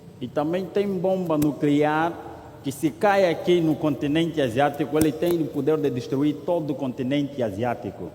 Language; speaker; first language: Portuguese; native; Portuguese